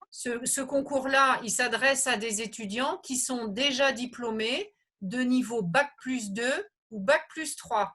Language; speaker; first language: French; native; French